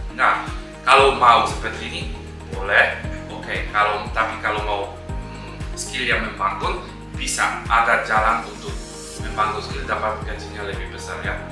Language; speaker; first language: Indonesian; non-native, learner; Polish